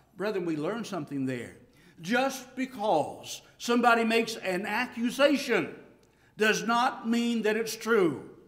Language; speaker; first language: English; native; English